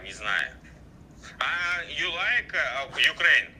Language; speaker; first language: English; non-native, learner; Russian